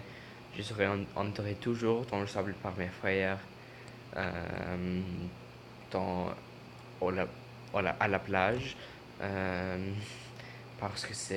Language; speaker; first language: French; non-native, learner; English